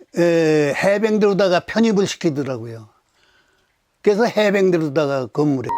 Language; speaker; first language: Korean; native; Korean